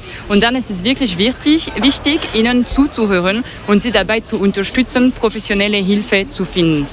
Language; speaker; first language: German; non-native, local second language; French